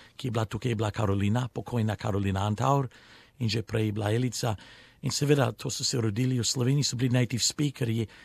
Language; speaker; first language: Slovenian; early bilingual, other home language; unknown